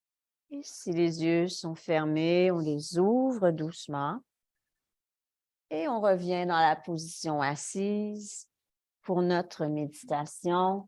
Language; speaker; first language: French; native; French